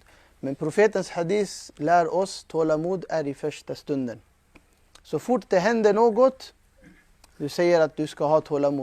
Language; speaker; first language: Swedish; non-native, fluent; Urdu